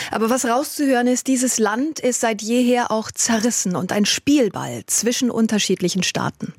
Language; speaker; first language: German; native; German